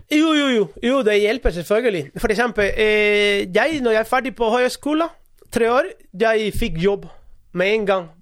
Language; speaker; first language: Norwegian; non-native, fluent; Spanish